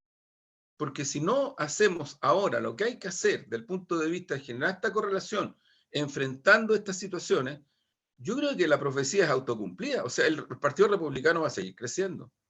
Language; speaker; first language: Spanish; native; Spanish